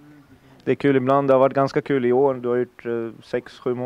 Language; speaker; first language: Swedish; native; Swedish